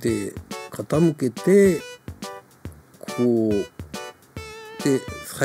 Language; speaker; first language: Japanese; native; Japanese